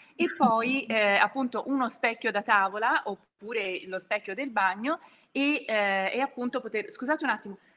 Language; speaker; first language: Italian; native; Italian